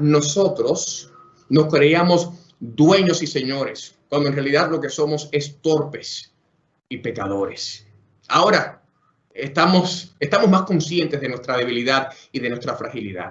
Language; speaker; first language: Spanish; native; Spanish